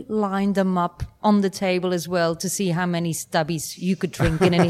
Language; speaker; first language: English; non-native, fluent; Dutch